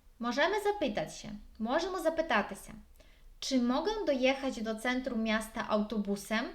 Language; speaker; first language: Polish; non-native, fluent; Ukrainian